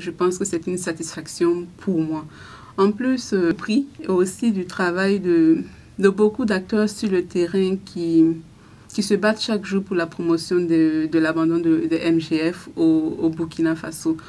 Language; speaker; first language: French; non-native, local second language; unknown